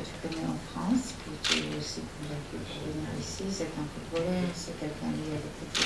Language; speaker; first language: French; non-native, fluent; Polish